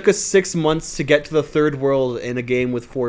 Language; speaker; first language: English; native; English